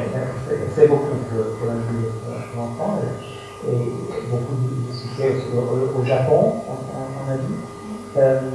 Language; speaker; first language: French; non-native, fluent; German